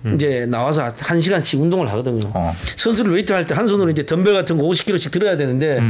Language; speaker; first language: Korean; native; Korean